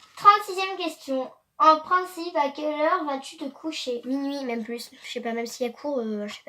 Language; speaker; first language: French; native; French